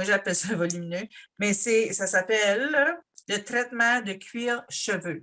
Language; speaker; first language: French; native; French